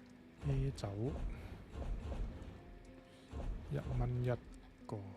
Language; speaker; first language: Chinese; native; Chinese